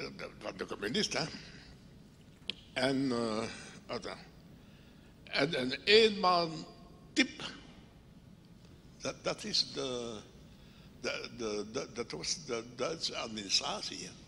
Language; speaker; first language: Dutch; non-native, local second language; French